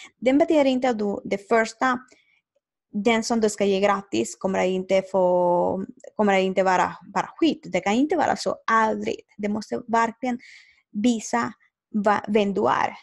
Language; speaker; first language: Swedish; non-native, learner; Spanish